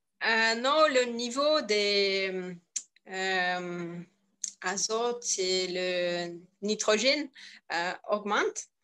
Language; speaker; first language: French; non-native, learner; Russian